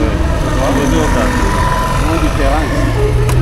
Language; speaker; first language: French; non-native, local second language; Lingala